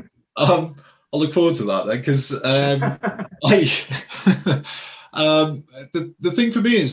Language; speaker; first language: English; native; English